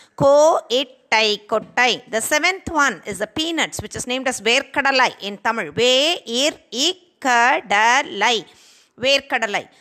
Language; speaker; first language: English; non-native, local second language; Tamil